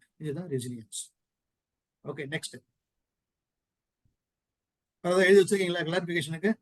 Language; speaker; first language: Tamil; native; Tamil